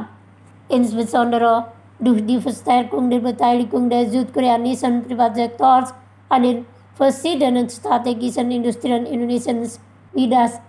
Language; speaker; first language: German; non-native, fluent; Indonesian